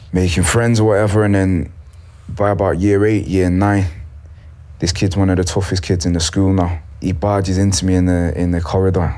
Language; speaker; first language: English; native; English